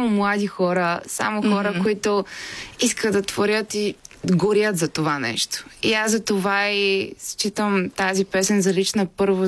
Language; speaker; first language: Bulgarian; native; Bulgarian